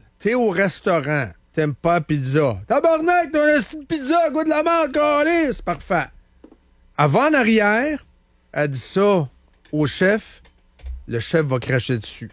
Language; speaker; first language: French; native; French